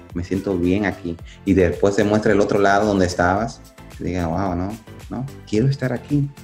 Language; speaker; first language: Spanish; native; Spanish